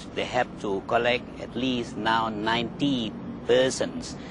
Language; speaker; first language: English; non-native, fluent; Indonesian